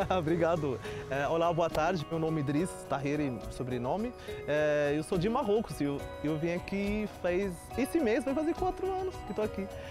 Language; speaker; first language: Portuguese; non-native, learner; Arabic